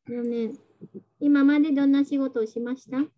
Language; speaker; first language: Japanese; non-native, fluent; Vietnamese